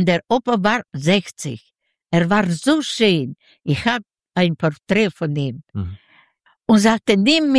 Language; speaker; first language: German; non-native, learner; Yiddish